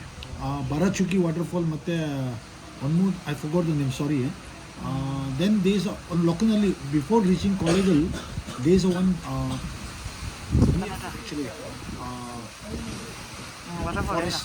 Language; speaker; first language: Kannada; non-native, local second language; Tibetan